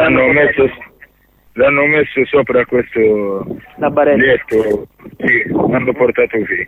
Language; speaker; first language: Italian; non-native, learner; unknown